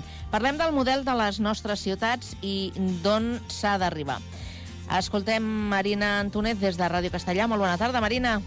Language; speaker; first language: Catalan; native; Catalan